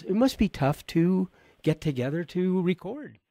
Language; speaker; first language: English; native; English